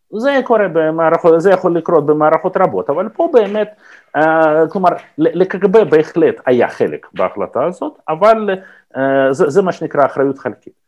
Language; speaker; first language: Hebrew; non-native, fluent; Russian